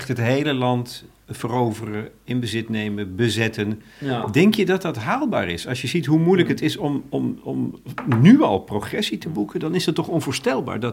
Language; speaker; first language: Dutch; native; Dutch